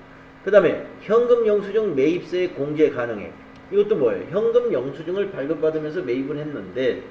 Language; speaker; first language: Korean; native; Korean